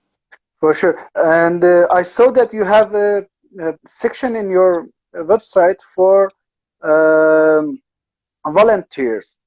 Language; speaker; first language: English; non-native, learner; Persian